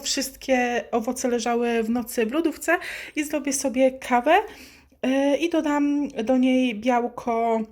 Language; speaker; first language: Polish; native; Polish